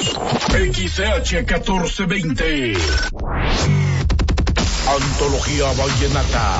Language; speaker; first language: Spanish; native; Spanish